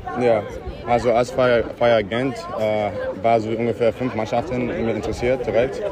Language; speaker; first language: German; early bilingual, heritage; English